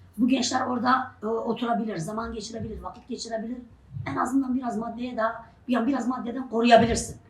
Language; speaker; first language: Turkish; non-native, local second language; Arabic